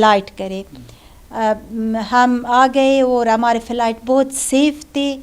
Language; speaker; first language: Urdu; non-native, fluent; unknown